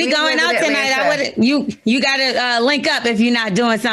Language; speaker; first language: English; native; English